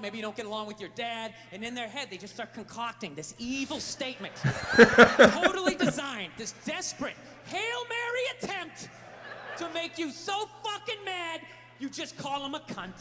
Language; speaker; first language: English; native; English